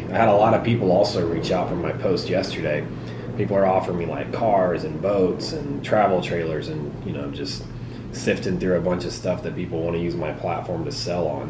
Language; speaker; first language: English; native; English